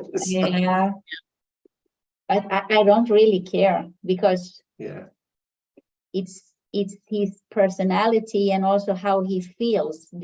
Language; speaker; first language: English; non-native, fluent; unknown